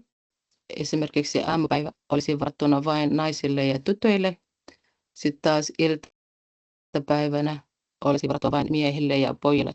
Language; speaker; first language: Finnish; non-native, fluent; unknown